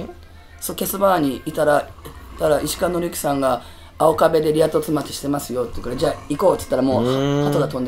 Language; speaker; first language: Japanese; native; Japanese